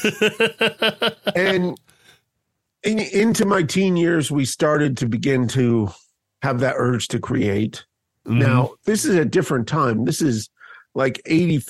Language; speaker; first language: English; native; English